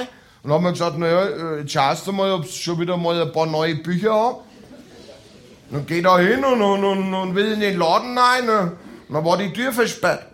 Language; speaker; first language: German; native; German